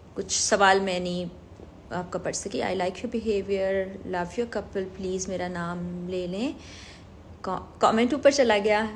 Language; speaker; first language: Urdu; native; Urdu